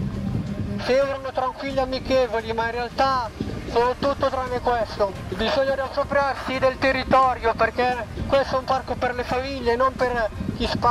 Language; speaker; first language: Italian; native; Italian